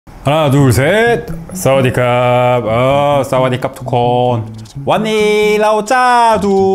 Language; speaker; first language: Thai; non-native, learner; Korean